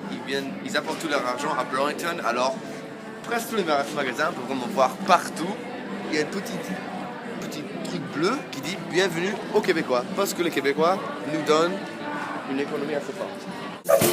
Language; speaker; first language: French; non-native, fluent; English